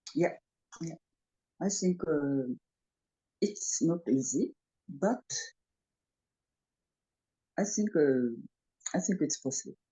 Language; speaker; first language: English; non-native, fluent; Japanese